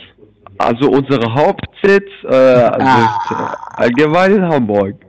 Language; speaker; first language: German; non-native, fluent; Arabic